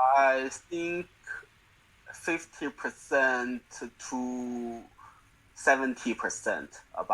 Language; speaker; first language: English; non-native, learner; Chinese